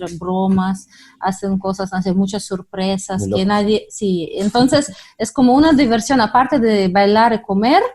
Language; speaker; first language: Spanish; non-native, fluent; Russian